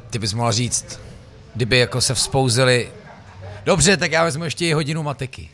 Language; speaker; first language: Czech; native; Czech